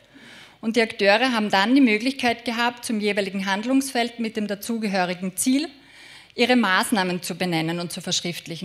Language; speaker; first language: German; native; German